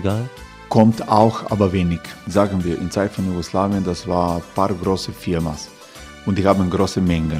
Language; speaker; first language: German; non-native, learner; Croatian